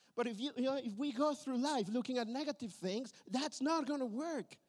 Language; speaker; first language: English; non-native, fluent; Spanish